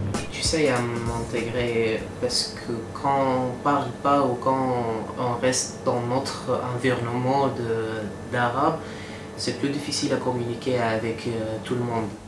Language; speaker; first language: French; non-native, fluent; Arabic